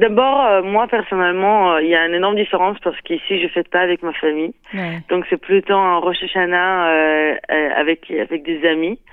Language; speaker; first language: French; non-native, fluent; Hebrew